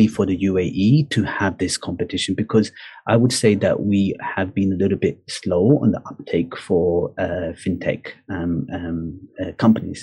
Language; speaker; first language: English; native; English